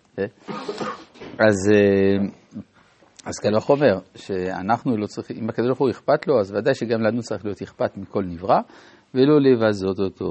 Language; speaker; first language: Hebrew; non-native, fluent; French